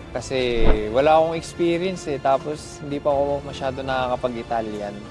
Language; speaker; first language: Filipino; native; Filipino